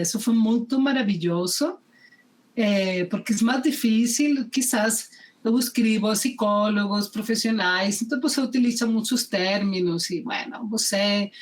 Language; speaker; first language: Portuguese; non-native, fluent; Spanish